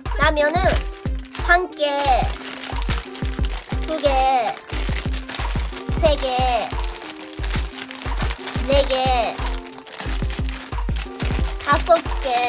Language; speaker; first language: Korean; non-native, learner; Japanese